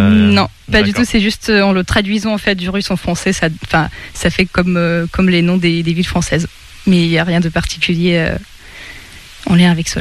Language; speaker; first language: French; non-native, fluent; Russian